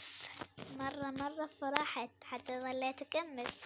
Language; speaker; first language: Arabic; native; Arabic